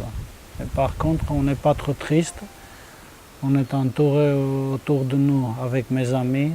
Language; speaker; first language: French; non-native, learner; Armenian